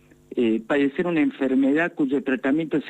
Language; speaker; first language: Spanish; native; Spanish